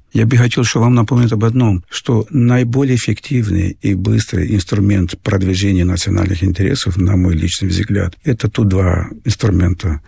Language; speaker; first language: Russian; non-native, fluent; Portuguese